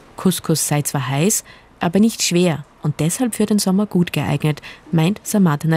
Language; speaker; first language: German; native; German